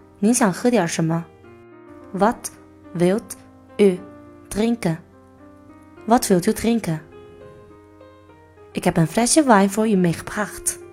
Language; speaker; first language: Dutch; non-native, learner; Chinese